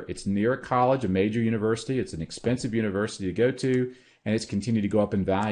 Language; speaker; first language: English; native; English